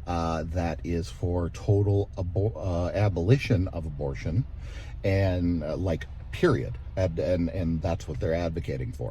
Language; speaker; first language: English; native; English